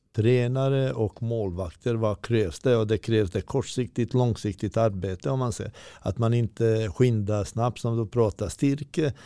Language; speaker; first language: Swedish; non-native, learner; Bosnian